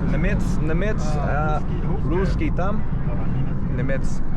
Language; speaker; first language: Russian; non-native, learner; English